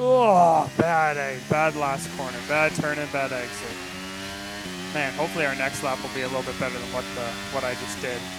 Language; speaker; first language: English; native; English